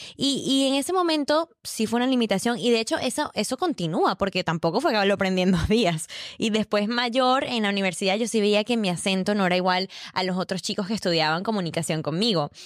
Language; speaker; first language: Spanish; native; Spanish